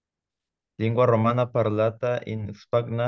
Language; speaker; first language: Italian; non-native, learner; Spanish